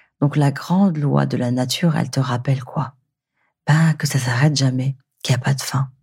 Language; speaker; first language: French; native; French